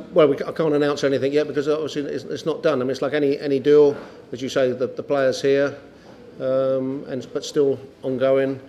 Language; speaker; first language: English; native; English